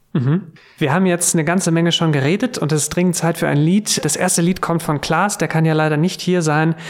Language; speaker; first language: German; native; German